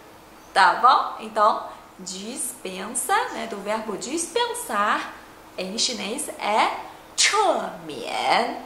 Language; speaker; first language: Portuguese; non-native, fluent; Chinese